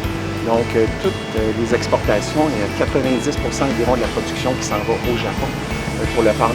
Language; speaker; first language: French; native; French